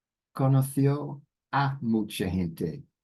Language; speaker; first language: Spanish; non-native, learner; English